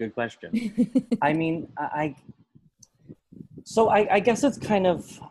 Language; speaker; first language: English; native; English